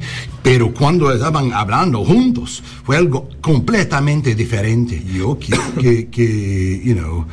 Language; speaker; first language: Spanish; early bilingual, heritage; English